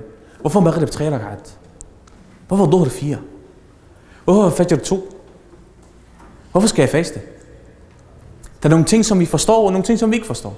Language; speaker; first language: Danish; early bilingual, other home language; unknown